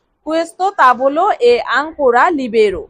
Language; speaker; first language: Italian; non-native, fluent; Bangla